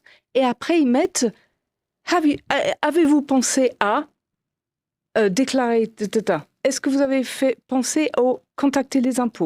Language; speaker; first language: French; non-native, fluent; English